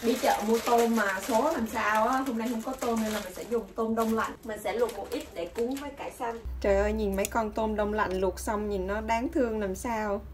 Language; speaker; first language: Vietnamese; native; Vietnamese